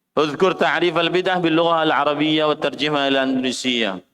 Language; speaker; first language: Arabic; non-native, fluent; Indonesian